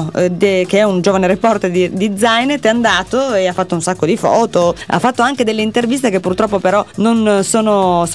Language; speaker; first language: Italian; native; Italian